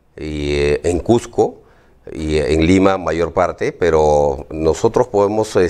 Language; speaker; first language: Spanish; native; Spanish